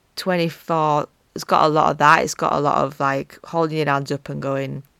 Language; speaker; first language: English; native; English